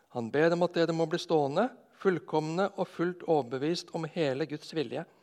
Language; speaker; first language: Norwegian; native; Norwegian